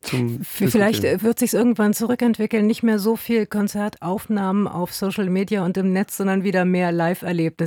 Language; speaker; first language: German; native; German